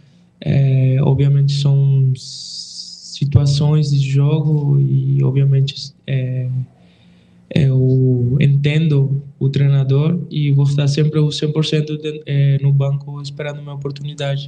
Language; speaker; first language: Portuguese; non-native, fluent; Spanish